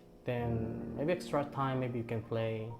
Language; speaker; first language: English; non-native, fluent; Korean